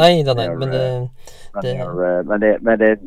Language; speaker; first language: Norwegian; native; Norwegian